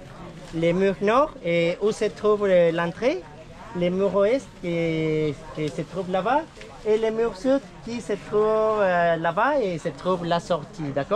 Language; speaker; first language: French; non-native, learner; Spanish